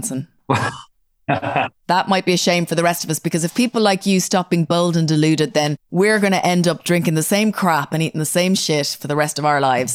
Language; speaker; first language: English; native; English